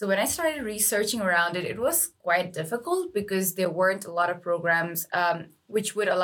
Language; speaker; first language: English; non-native, local second language; Nepali